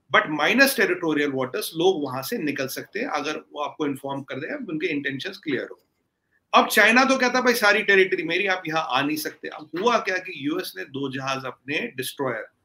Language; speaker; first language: Hindi; native; Hindi